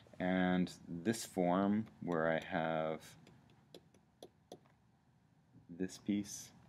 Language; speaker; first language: English; native; English